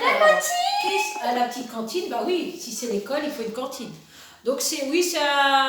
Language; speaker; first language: French; native; French